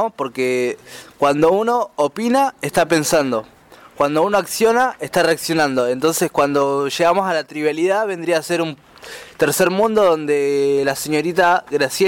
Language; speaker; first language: Spanish; native; Spanish